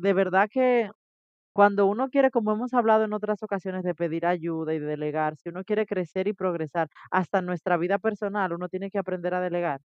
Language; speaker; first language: Spanish; native; Spanish